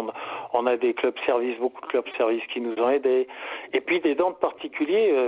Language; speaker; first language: French; native; French